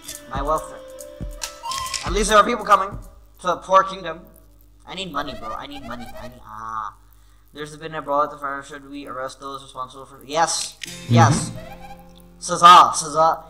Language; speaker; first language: English; non-native, local second language; Urdu